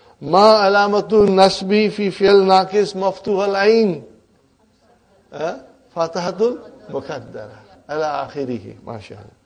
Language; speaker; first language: Arabic; non-native, fluent; Urdu